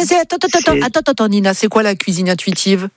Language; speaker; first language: French; native; French